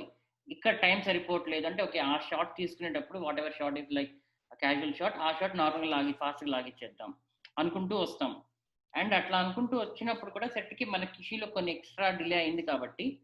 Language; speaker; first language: Telugu; native; Telugu